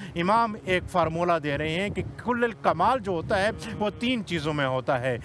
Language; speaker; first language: Urdu; native; Urdu